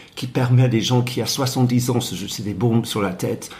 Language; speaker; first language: French; non-native, fluent; English